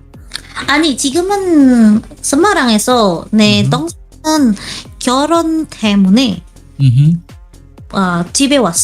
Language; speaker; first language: Korean; non-native, learner; Indonesian